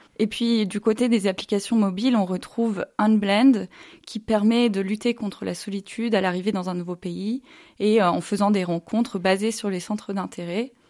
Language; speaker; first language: French; early bilingual, other home language; English